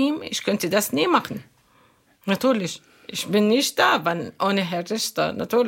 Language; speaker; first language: German; non-native, learner; Arabic